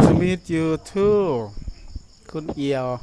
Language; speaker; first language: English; non-native, learner; Thai